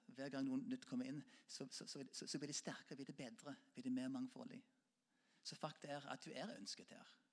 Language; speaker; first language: Norwegian; non-native, fluent; English